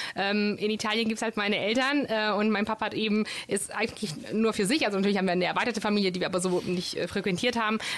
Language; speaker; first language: German; non-native, fluent; Italian